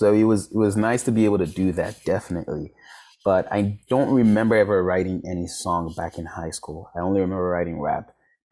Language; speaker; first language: English; non-native, local second language; Yoruba